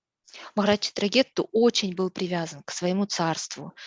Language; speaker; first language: Russian; native; Russian